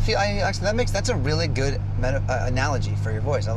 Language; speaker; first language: English; native; English